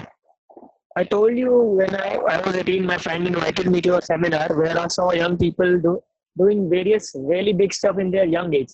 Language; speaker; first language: English; non-native, local second language; Hindi